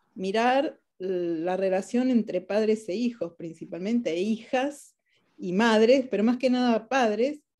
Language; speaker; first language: Spanish; native; Spanish